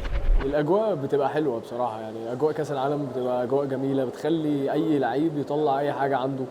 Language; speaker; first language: Arabic; native; Arabic